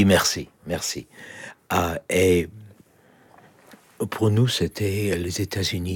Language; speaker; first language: French; non-native, learner; Polish